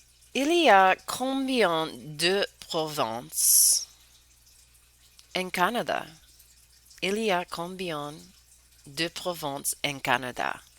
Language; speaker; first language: French; non-native, fluent; English